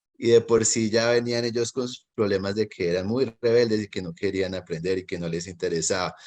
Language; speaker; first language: Spanish; native; Spanish